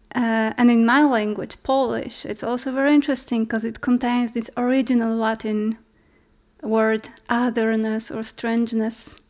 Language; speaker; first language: English; non-native, fluent; Polish